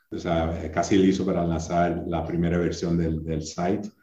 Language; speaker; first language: Spanish; non-native, fluent; English